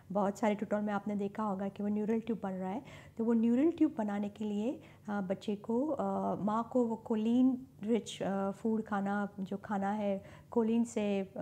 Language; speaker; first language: Hindi; non-native, local second language; Marathi